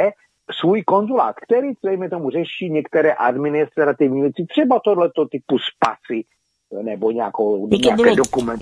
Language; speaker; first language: Czech; native; Czech